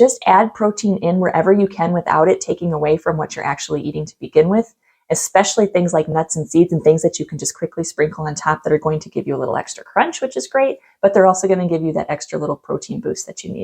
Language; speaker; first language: English; native; English